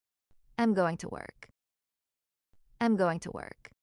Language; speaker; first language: English; non-native, fluent; Portuguese